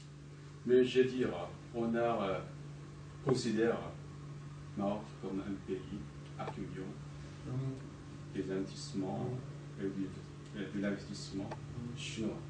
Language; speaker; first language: French; non-native, fluent; Chinese